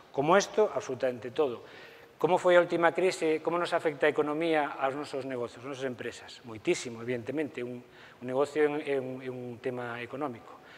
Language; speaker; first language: Galician; native; Galician